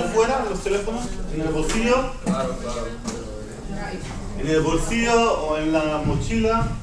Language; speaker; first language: Spanish; non-native, fluent; Dutch